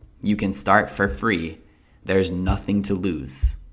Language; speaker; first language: English; native; English